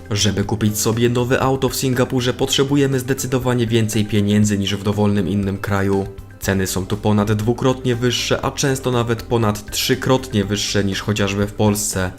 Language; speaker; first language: Polish; native; Polish